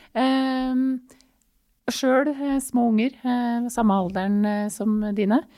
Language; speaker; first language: Norwegian; native; Norwegian